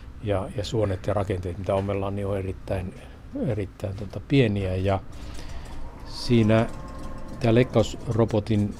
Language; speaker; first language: Finnish; native; Finnish